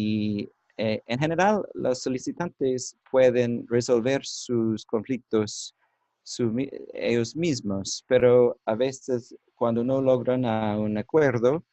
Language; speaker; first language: Spanish; non-native, learner; English